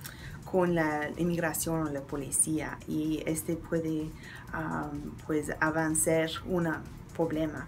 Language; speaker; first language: Spanish; non-native, learner; English